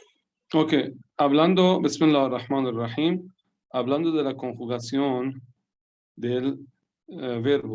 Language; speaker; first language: Spanish; non-native, fluent; Persian